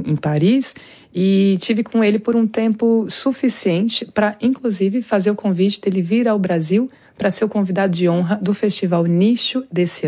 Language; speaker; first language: Portuguese; native; Portuguese